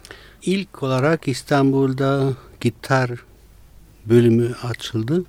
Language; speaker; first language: Turkish; non-native, fluent; Italian